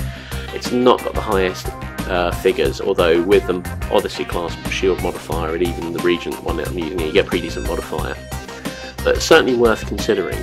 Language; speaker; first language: English; native; English